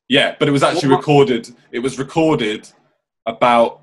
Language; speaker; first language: English; native; English